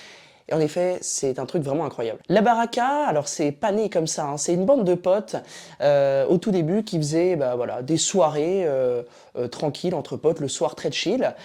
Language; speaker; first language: French; native; French